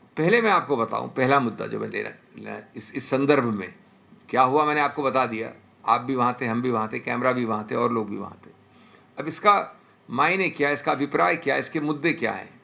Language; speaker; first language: Hindi; native; Hindi